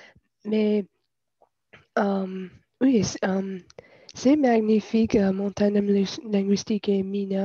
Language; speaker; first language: French; non-native, learner; English